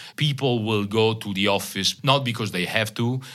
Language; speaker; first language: English; non-native, fluent; Italian